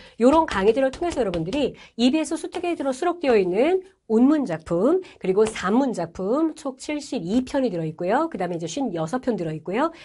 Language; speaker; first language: Korean; native; Korean